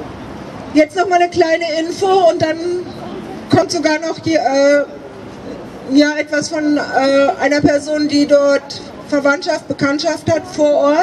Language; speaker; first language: German; native; German